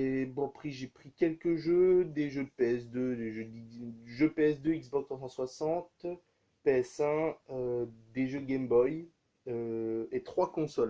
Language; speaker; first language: French; native; French